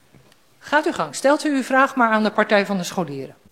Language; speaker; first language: Dutch; native; Dutch